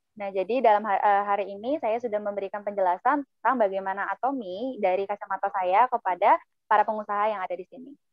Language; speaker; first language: Indonesian; native; Indonesian